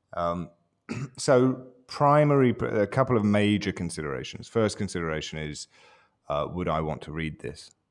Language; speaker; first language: English; native; English